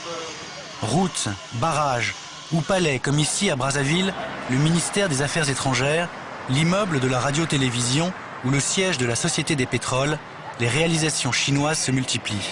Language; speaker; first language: French; native; French